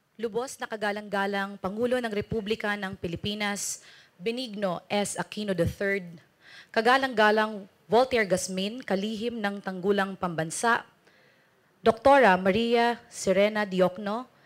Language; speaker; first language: Filipino; native; Filipino